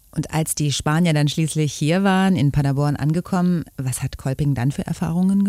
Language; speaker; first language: German; native; German